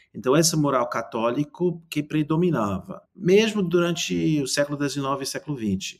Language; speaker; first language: Portuguese; non-native, fluent; English